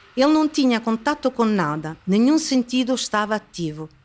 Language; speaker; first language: Portuguese; non-native, fluent; Italian